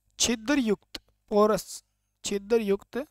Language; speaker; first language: Hindi; native; Hindi